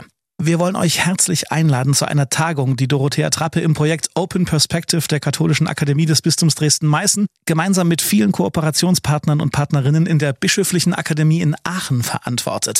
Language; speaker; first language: German; native; German